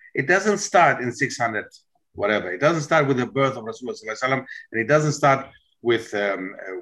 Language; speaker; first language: English; non-native, fluent; German